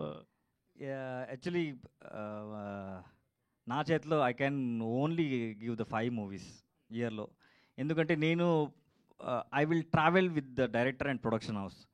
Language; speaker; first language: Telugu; non-native, learner; Kannada